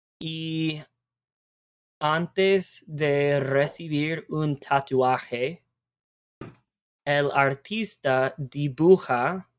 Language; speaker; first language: Spanish; non-native, fluent; English